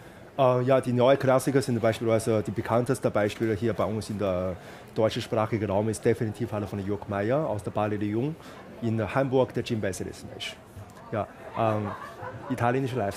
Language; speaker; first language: German; non-native, fluent; Chinese